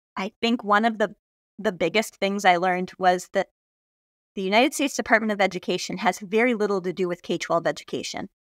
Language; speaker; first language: English; native; English